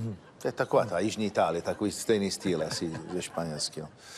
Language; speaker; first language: Czech; non-native, fluent; Italian